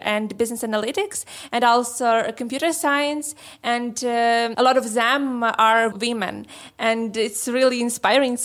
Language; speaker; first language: English; non-native, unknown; Ukrainian